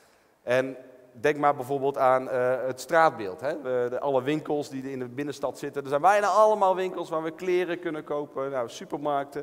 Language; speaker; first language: Dutch; native; Dutch